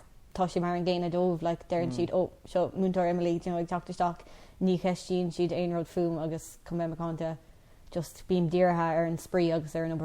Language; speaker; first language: Irish; non-native, local second language; English